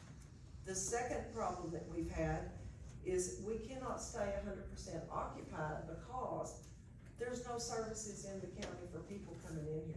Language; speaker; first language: English; native; English